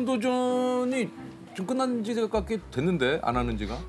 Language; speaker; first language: Korean; native; Korean